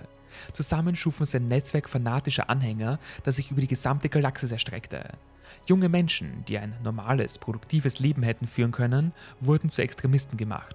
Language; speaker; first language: German; native; German